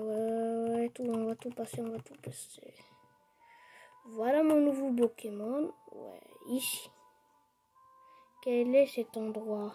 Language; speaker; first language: French; non-native, local second language; Arabic